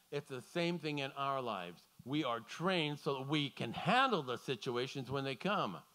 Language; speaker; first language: English; native; English